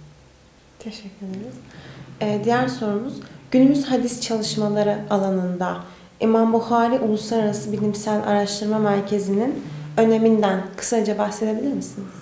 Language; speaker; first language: Turkish; native; Turkish